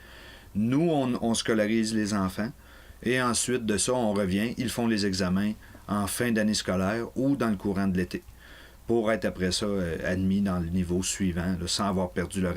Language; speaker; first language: French; native; French